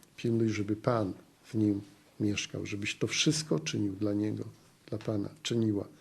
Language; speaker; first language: Polish; native; Polish